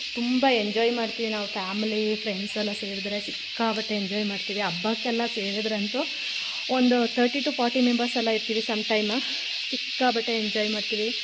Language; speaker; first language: Kannada; non-native, local second language; Kodava